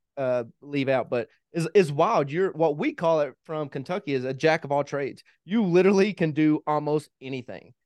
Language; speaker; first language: English; native; English